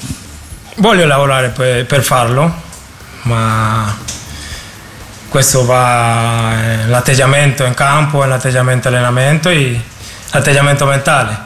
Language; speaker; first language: Italian; non-native, learner; Spanish